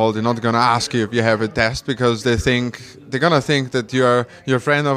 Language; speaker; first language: English; non-native, fluent; German